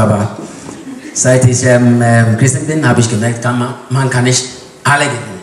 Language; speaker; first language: German; non-native, learner; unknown